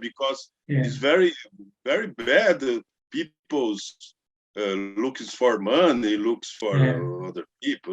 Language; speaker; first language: English; non-native, learner; Portuguese